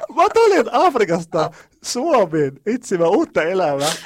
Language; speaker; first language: Finnish; non-native, learner; Arabic